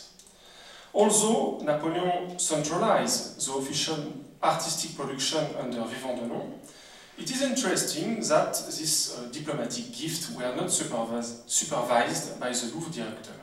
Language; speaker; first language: English; non-native, fluent; French